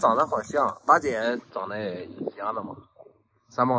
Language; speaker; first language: Chinese; native; Chinese